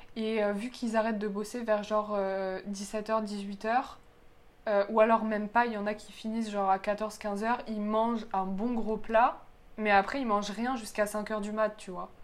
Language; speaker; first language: French; early bilingual, other home language; Polish